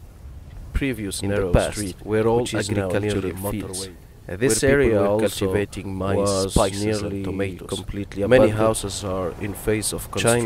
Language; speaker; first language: English; non-native, fluent; Arabic